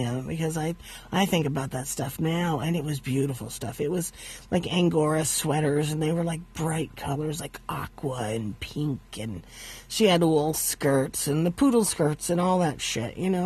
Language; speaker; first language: English; native; English